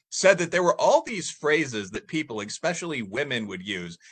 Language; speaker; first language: English; native; English